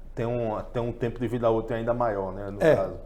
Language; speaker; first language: Portuguese; native; Portuguese